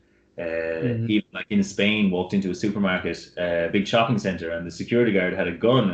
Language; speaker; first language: English; native; English